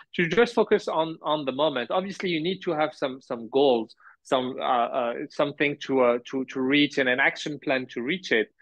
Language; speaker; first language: English; early bilingual, heritage; Arabic